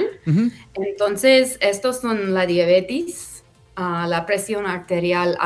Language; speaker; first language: Spanish; non-native, fluent; English